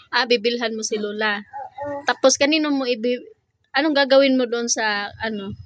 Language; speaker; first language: Filipino; non-native, local second language; Cebuano